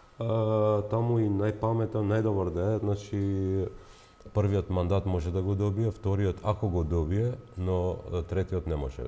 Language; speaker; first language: Macedonian; non-native, local second language; Albanian